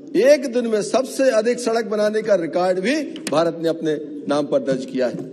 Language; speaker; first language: Hindi; native; Hindi